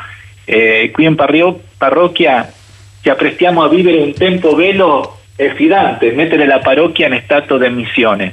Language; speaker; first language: Italian; non-native, fluent; Spanish